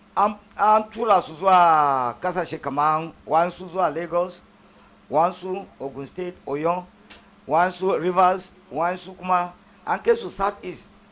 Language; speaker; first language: Hausa; non-native, local second language; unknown